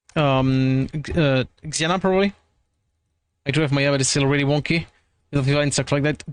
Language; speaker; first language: English; non-native, fluent; French